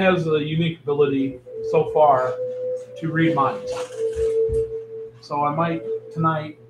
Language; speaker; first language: English; native; English